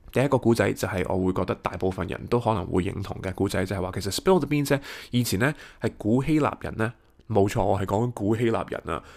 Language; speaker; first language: Cantonese; early bilingual, heritage; Cantonese